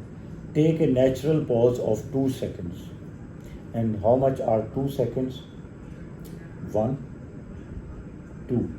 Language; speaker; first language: English; non-native, local second language; Urdu